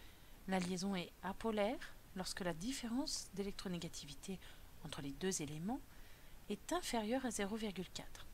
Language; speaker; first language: French; native; French